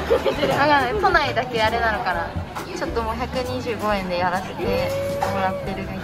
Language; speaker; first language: Japanese; native; Japanese